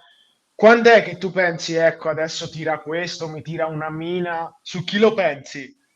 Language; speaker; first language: Italian; native; Italian